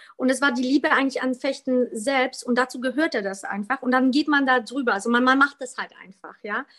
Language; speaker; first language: German; early bilingual, other home language; Polish